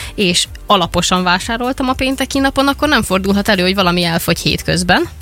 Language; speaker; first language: Hungarian; native; Hungarian